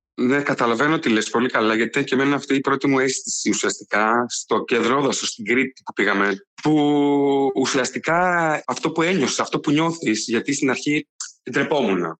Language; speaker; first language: Greek; native; Greek